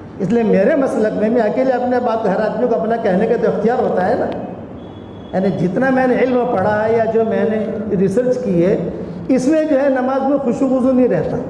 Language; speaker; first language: Urdu; non-native, local second language; Gujarati